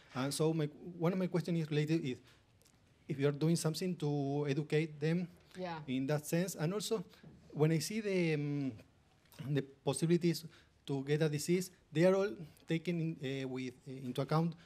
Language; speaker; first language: English; non-native, fluent; Spanish